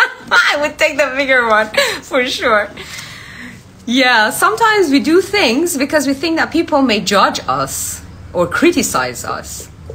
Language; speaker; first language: English; non-native, fluent; Persian